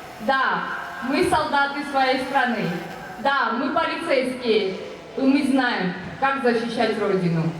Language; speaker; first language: Russian; non-native, fluent; Georgian